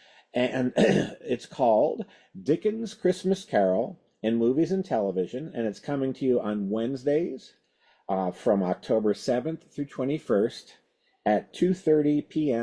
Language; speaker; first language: English; native; English